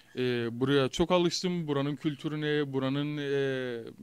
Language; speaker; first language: Spanish; non-native, fluent; Turkish